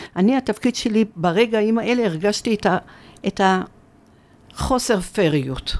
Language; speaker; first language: Hebrew; early bilingual, other home language; Arabic